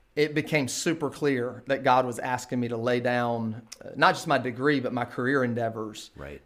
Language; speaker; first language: English; native; English